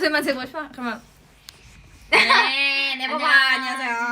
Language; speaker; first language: Korean; non-native, fluent; Thai